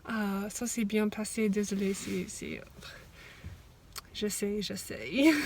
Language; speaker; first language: French; non-native, fluent; English